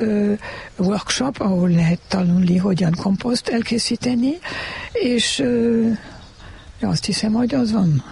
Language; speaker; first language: Hungarian; non-native, learner; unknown